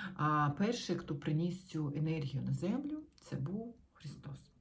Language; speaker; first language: Ukrainian; non-native, local second language; Russian